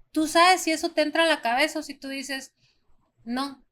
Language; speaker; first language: Spanish; native; Spanish